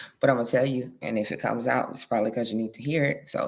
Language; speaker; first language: English; native; English